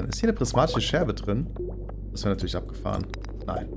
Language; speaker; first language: German; native; German